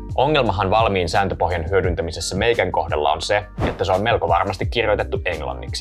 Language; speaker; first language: Finnish; native; Finnish